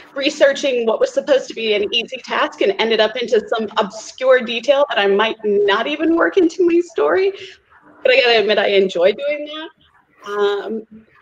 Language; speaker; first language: English; native; English